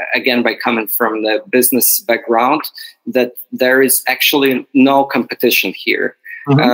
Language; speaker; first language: English; non-native, fluent; Ukrainian